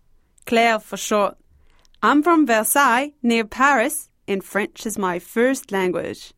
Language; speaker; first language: English; non-native, fluent; French